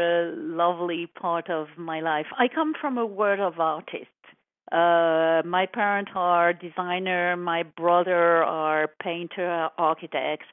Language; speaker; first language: English; non-native, fluent; French